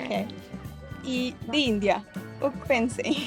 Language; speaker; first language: Portuguese; non-native, learner; Hindi